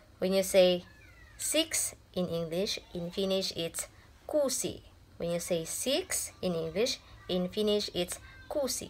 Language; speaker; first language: English; non-native, local second language; Filipino